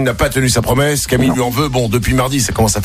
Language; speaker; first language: French; native; French